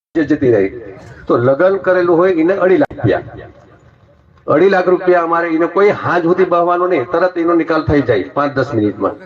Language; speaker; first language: Gujarati; non-native, local second language; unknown